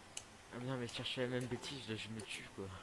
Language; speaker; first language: French; native; French